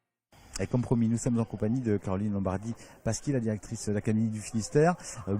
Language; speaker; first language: French; native; French